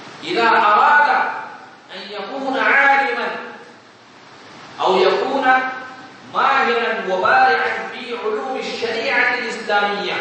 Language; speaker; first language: Arabic; non-native, fluent; Urdu